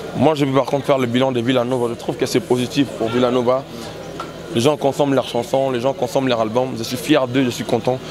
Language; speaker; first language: French; non-native, local second language; Lingala